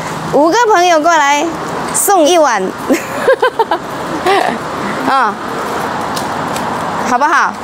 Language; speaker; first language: Chinese; non-native, fluent; Indonesian